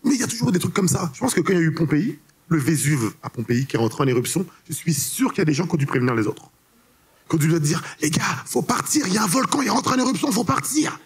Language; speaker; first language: French; early bilingual, other home language; Haitian Creole